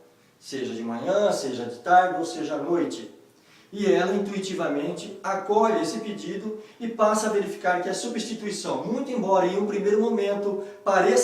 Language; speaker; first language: Portuguese; native; Portuguese